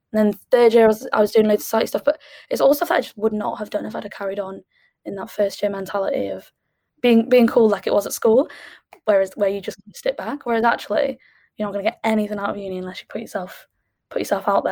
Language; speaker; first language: English; native; English